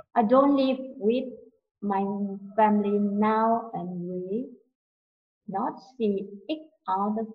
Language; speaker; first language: English; non-native, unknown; Vietnamese